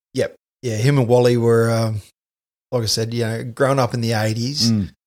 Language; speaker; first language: English; native; English